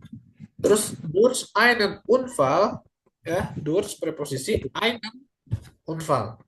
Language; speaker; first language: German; non-native, learner; Indonesian